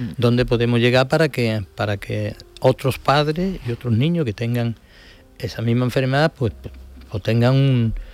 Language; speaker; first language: Spanish; native; Spanish